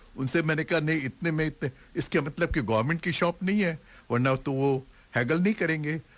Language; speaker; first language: Hindi; native; Hindi